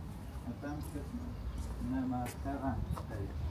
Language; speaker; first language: Russian; non-native, learner; Uzbek